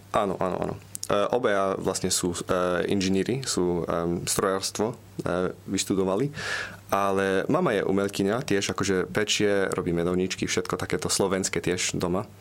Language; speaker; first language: Slovak; early bilingual, heritage; Slovak